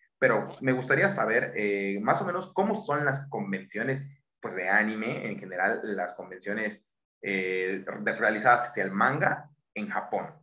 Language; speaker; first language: Spanish; native; Spanish